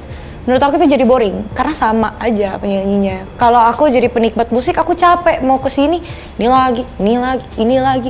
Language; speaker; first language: Indonesian; native; Indonesian